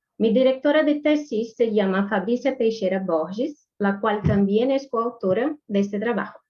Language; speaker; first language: Spanish; non-native, fluent; Portuguese